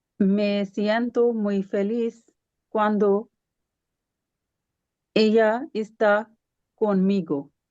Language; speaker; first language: Spanish; non-native, learner; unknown